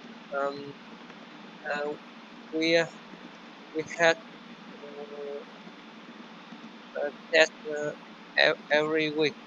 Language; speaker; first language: English; non-native, learner; Vietnamese